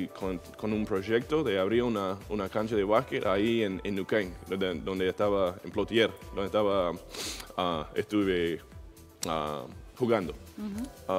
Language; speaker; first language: Spanish; non-native, learner; English